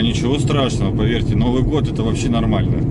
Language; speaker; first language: Russian; native; Russian